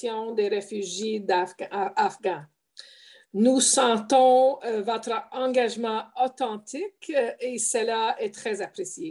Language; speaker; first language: French; native; French